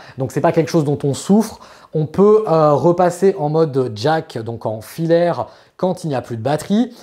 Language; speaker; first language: French; native; French